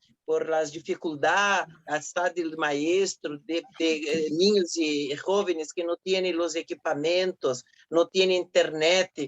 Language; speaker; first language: Spanish; non-native, fluent; Portuguese